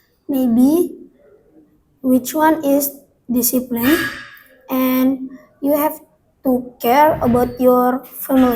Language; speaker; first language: English; non-native, learner; Indonesian